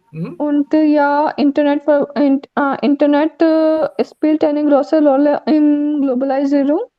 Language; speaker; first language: German; non-native, learner; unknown